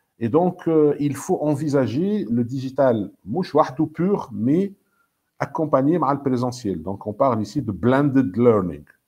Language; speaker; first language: French; non-native, local second language; Arabic